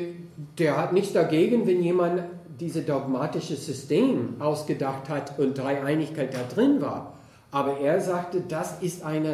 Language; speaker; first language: German; non-native, fluent; English